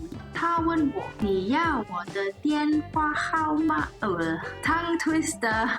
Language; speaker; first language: Chinese; non-native, learner; English